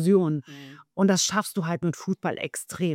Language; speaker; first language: German; native; German